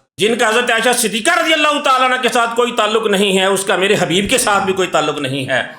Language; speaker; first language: Urdu; non-native, local second language; Punjabi